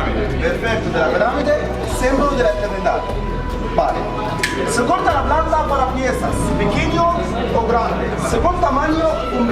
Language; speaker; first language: Spanish; non-native, learner; Arabic